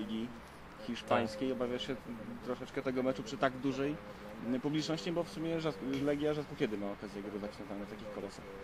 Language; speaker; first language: Polish; native; Polish